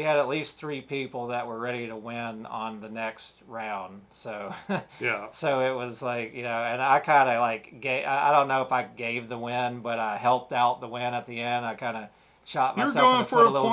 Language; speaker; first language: English; native; English